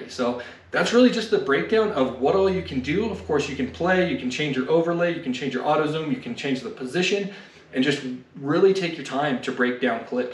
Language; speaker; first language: English; native; English